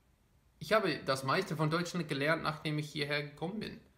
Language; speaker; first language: German; non-native, fluent; English